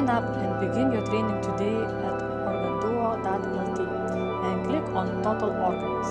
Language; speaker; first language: English; non-native, fluent; Lithuanian